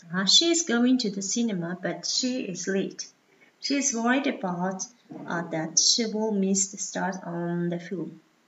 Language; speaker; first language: English; non-native, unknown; Mongolian